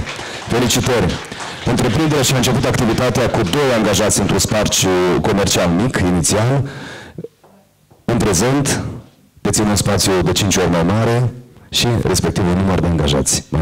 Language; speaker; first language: Romanian; native; Romanian